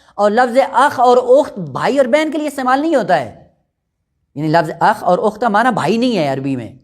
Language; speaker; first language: Urdu; non-native, local second language; Punjabi